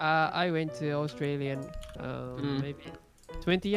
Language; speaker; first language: English; non-native, learner; Japanese